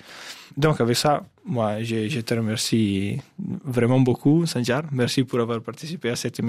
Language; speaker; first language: French; non-native, fluent; Italian